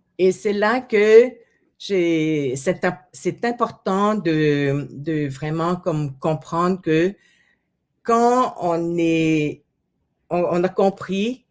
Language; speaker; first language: French; non-native, fluent; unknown